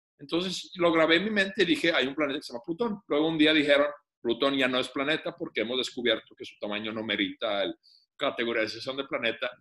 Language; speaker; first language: Spanish; non-native, fluent; Finnish